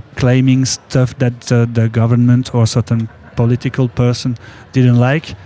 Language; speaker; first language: English; non-native, fluent; French